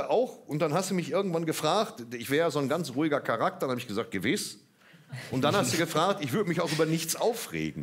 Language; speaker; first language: German; native; German